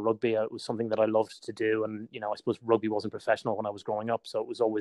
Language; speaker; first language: English; native; English